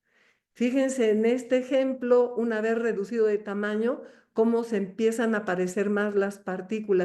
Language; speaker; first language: Spanish; native; Spanish